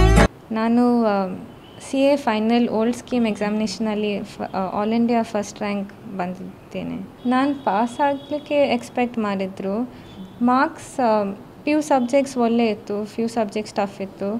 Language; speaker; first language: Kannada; non-native, local second language; Konkani